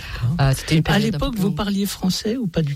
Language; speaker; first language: French; native; French